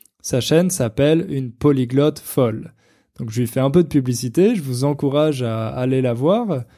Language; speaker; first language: French; native; French